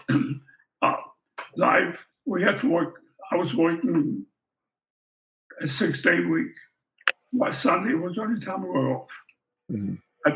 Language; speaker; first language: English; non-native, fluent; Polish